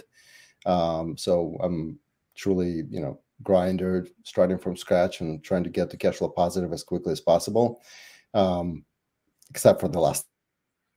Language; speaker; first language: English; non-native, fluent; Russian